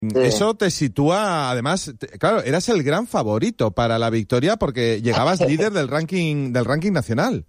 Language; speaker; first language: Spanish; native; Spanish